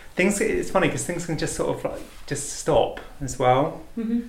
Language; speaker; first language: English; native; English